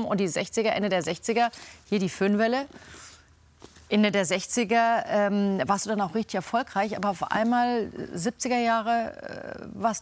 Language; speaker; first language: German; native; German